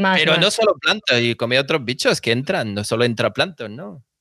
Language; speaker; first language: Spanish; non-native, fluent; French